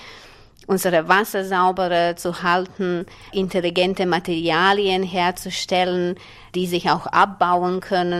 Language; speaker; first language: German; non-native, fluent; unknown